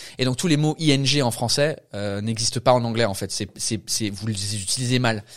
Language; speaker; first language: French; non-native, fluent; English